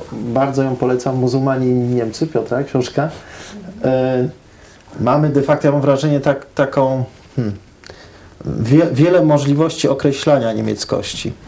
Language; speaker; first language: Polish; early bilingual, heritage; Polish